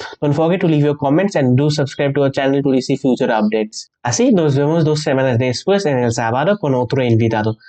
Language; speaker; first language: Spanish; non-native, learner; Bangla